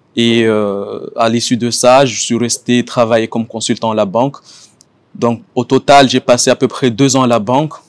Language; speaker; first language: French; non-native, local second language; Ngazidja Comorian